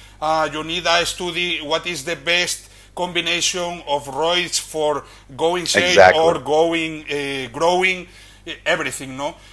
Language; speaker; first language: English; non-native, learner; Spanish